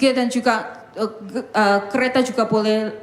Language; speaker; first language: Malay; non-native, local second language; Chinese